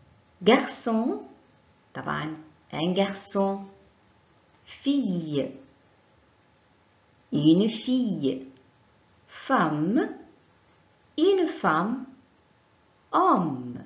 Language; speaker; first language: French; non-native, fluent; Arabic